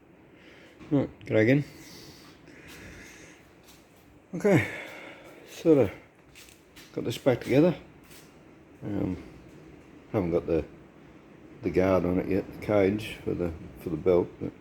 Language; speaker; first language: English; native; English